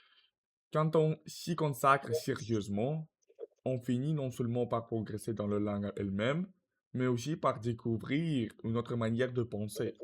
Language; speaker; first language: French; non-native, learner; Russian